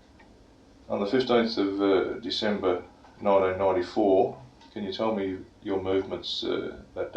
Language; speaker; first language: English; native; English